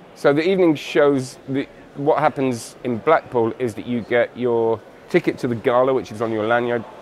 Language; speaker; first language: English; native; English